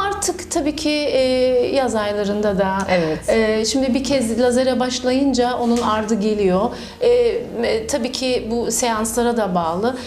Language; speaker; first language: Turkish; early bilingual, heritage; Turkish